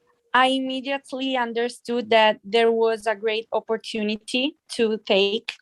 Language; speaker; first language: English; non-native, fluent; Italian